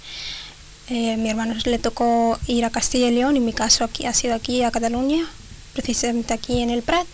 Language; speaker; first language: Spanish; early bilingual, other home language; Arabic